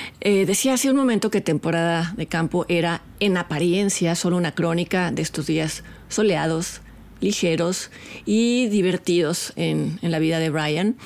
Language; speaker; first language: Spanish; native; Spanish